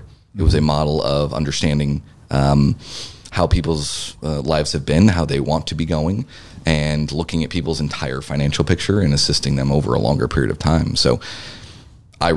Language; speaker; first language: English; native; English